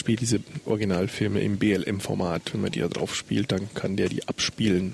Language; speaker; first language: German; native; German